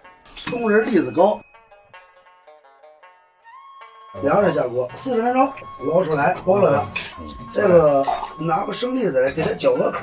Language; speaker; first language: Chinese; native; Chinese